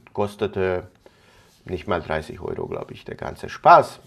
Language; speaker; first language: German; non-native, fluent; Hungarian